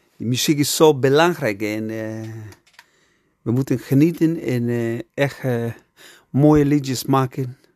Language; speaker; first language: Dutch; non-native, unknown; Spanish